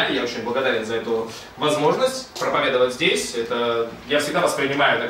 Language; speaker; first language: Russian; native; Russian